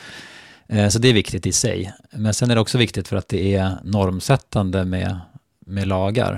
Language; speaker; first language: Swedish; native; Swedish